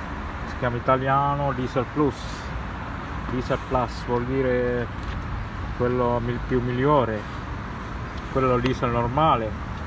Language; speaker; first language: Italian; non-native, learner; Sinhala